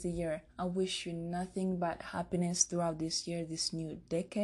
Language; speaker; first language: English; non-native, local second language; Kinyarwanda